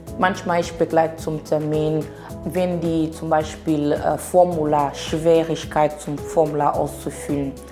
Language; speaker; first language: German; non-native, learner; Portuguese